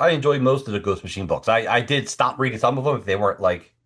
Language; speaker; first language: English; native; English